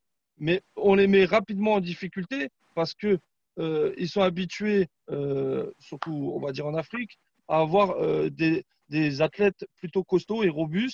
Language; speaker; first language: French; non-native, fluent; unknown